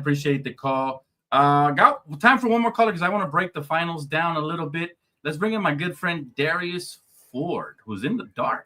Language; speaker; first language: English; native; English